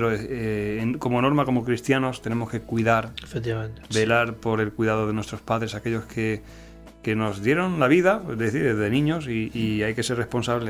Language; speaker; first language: Spanish; native; Spanish